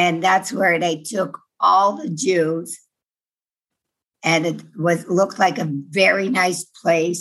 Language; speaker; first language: English; non-native, fluent; Dutch